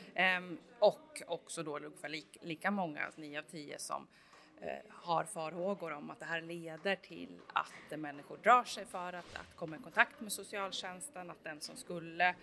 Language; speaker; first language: Swedish; native; Swedish